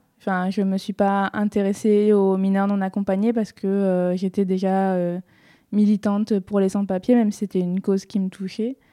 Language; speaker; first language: French; native; French